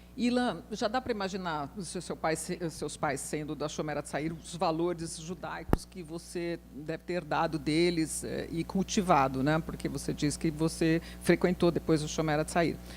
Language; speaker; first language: Portuguese; native; Portuguese